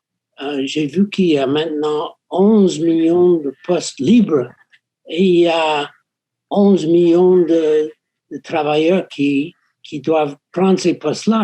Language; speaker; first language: French; non-native, fluent; English